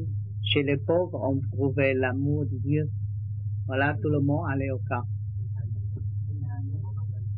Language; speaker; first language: French; non-native, learner; Vietnamese